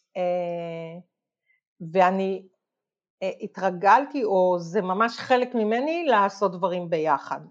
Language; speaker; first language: Hebrew; native; Hebrew